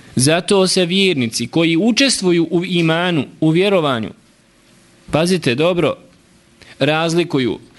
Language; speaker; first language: Bosnian; native; Bosnian